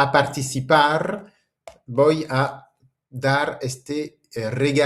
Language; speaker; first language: Spanish; non-native, fluent; French